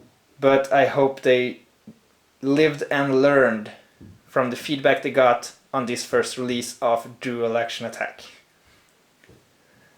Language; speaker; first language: English; non-native, fluent; Swedish